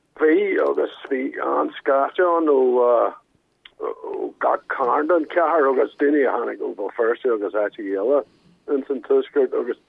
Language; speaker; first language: Irish; non-native, local second language; English